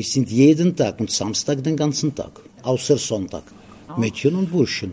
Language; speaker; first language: German; non-native, fluent; Aramaic